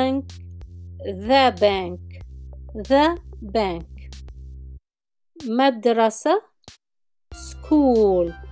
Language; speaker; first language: English; non-native, fluent; Arabic